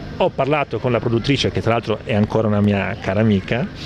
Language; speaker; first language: Italian; native; Italian